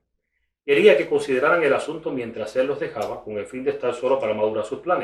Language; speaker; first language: Spanish; native; Spanish